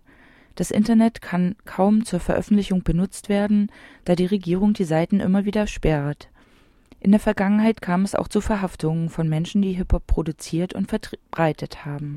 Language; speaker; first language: German; native; German